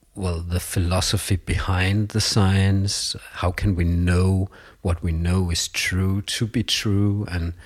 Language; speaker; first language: English; non-native, fluent; Danish